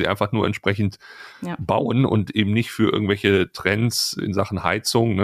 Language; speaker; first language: German; native; German